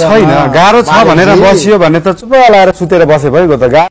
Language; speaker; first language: Nepali; native; Nepali